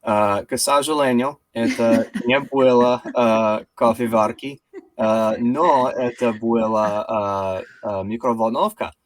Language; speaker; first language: Russian; non-native, learner; English